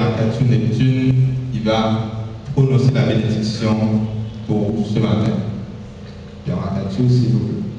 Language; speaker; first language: French; non-native, local second language; Haitian Creole